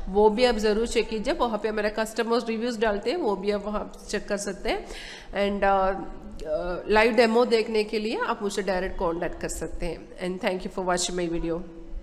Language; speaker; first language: Hindi; non-native, local second language; Malayalam